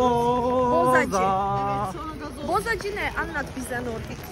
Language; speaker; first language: Turkish; non-native, learner; Polish